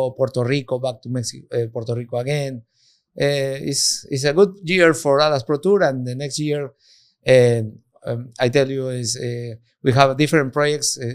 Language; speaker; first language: English; non-native, learner; Spanish